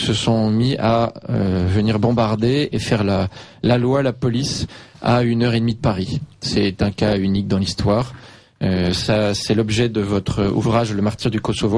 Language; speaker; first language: French; native; French